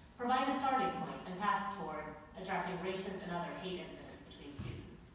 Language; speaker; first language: English; native; English